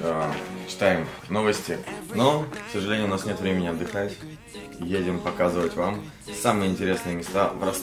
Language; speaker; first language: Russian; native; Russian